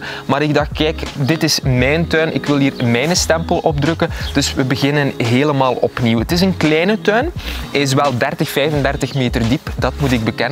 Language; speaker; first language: Dutch; native; Dutch